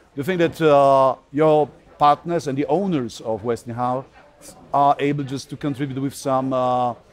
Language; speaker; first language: English; non-native, fluent; Polish